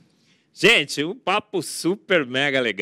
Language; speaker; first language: Portuguese; native; Portuguese